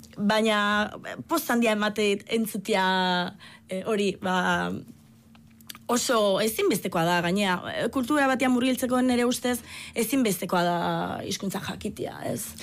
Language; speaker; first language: Basque; non-native, fluent; Italian